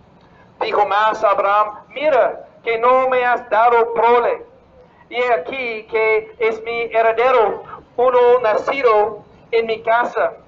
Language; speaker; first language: Spanish; non-native, fluent; English